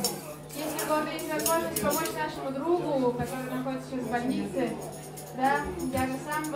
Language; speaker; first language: Russian; native; Russian